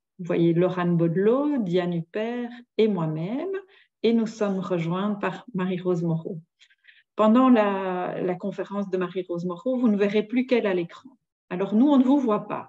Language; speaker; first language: French; native; French